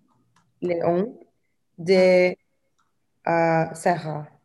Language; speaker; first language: French; non-native, learner; English